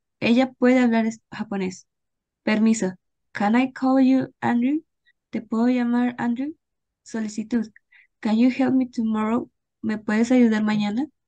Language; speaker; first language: Spanish; native; Spanish